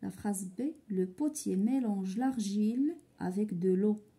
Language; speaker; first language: French; non-native, local second language; Arabic